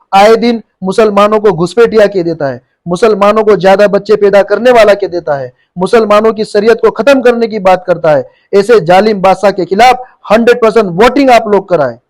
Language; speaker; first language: Hindi; non-native, local second language; Gujarati